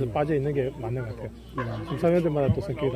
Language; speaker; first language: Korean; native; Korean